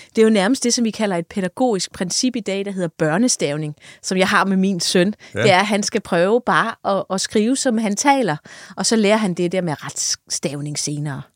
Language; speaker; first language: Danish; native; Danish